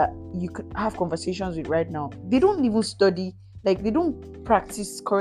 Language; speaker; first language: English; non-native, local second language; Yoruba